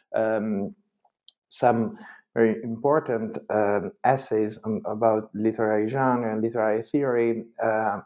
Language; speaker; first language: English; non-native, fluent; Italian